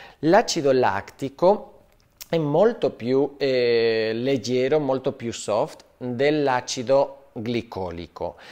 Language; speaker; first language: Italian; non-native, fluent; Spanish